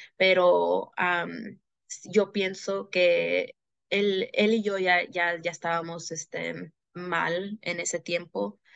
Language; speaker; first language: Spanish; early bilingual, heritage; Spanish